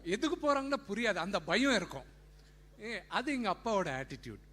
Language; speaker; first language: Tamil; non-native, local second language; Telugu